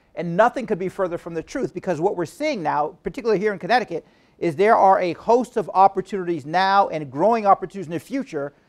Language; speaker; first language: English; native; English